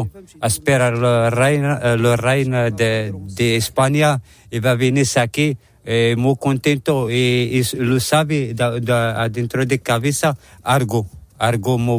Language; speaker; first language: Spanish; non-native, learner; Arabic